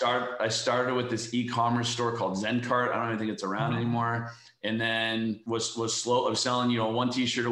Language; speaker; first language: English; native; English